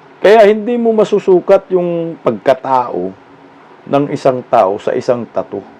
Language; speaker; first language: Filipino; non-native, local second language; Cebuano